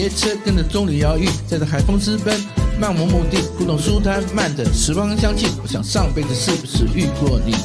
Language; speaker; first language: Chinese; native; Chinese